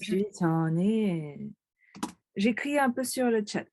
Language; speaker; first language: French; non-native, fluent; Korean